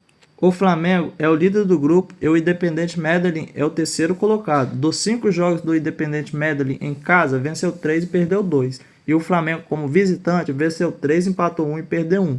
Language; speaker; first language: Portuguese; native; Portuguese